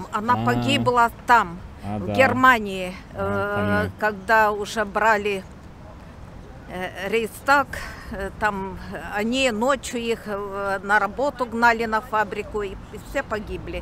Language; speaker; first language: Russian; native; Russian